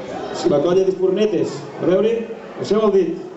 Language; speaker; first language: Catalan; native; Catalan